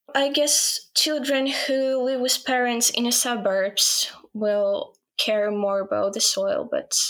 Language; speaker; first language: English; non-native, fluent; Ukrainian